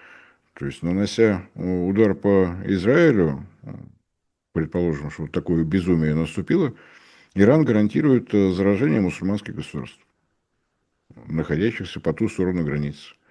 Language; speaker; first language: Russian; native; Russian